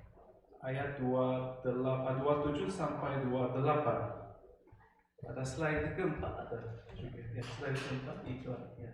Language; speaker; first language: Indonesian; non-native, fluent; Korean